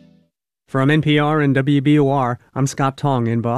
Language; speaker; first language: English; native; English